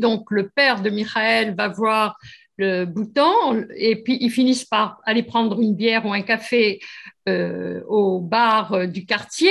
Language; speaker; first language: French; native; French